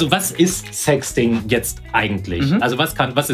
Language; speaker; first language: German; native; German